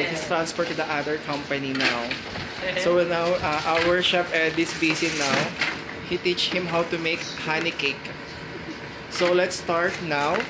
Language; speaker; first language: English; non-native, local second language; Filipino